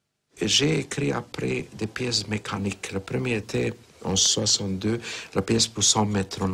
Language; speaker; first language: French; non-native, fluent; Hungarian